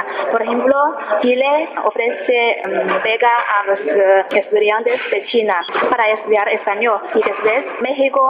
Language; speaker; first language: Spanish; non-native, learner; Chinese